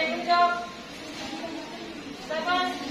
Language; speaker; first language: English; non-native, fluent; Indonesian